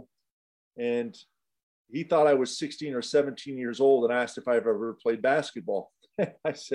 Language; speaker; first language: English; native; English